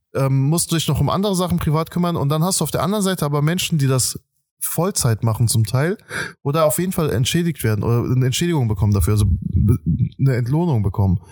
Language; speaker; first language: German; early bilingual, other home language; Persian